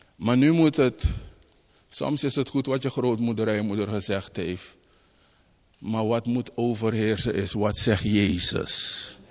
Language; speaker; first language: Dutch; native; Dutch